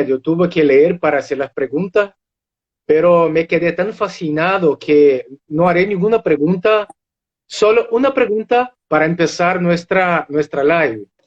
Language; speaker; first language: Spanish; non-native, fluent; Portuguese